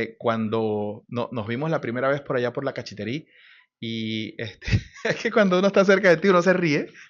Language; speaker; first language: Spanish; native; Spanish